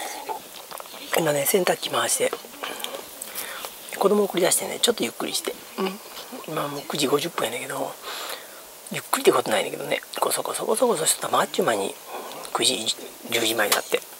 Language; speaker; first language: Japanese; native; Japanese